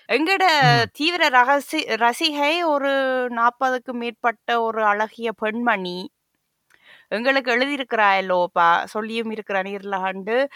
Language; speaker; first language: Tamil; native; Tamil